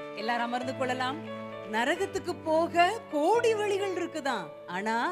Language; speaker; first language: Tamil; native; Tamil